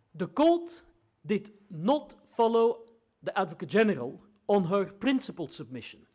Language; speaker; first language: English; non-native, fluent; Dutch